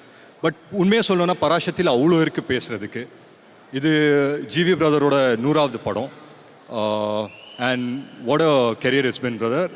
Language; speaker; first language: Tamil; native; Tamil